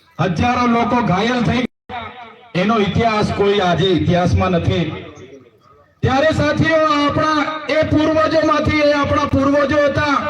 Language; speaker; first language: Gujarati; non-native, local second language; Bhili